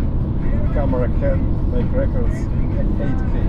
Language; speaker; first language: English; non-native, learner; German